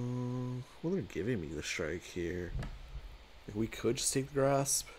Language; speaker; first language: English; native; English